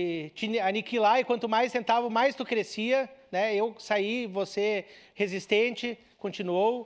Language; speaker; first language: Portuguese; native; Portuguese